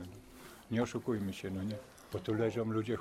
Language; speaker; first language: Polish; native; Polish